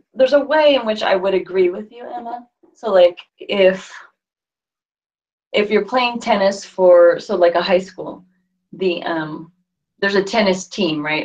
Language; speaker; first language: English; native; English